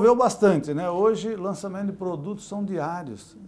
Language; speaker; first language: Portuguese; native; Portuguese